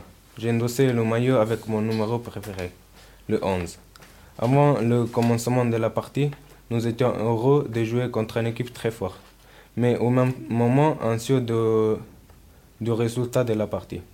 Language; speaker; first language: French; non-native, learner; Italian